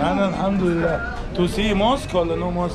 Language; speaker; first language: English; non-native, learner; Arabic